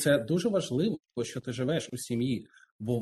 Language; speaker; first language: Ukrainian; non-native, local second language; Russian